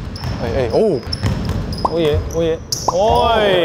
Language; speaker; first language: Korean; native; Korean